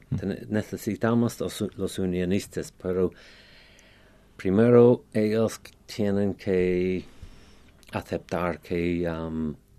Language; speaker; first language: Spanish; non-native, fluent; English